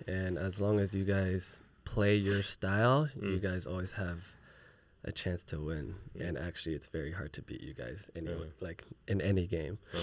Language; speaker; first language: English; early bilingual, other home language; Chinese